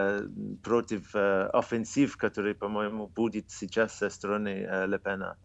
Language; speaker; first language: Russian; non-native, fluent; English